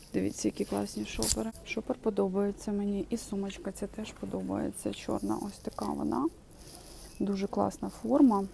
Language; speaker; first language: Ukrainian; non-native, local second language; Russian